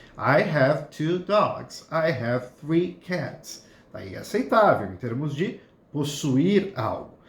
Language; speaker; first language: Portuguese; native; Portuguese